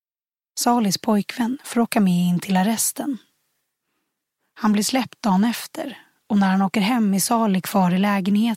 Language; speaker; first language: Swedish; native; Swedish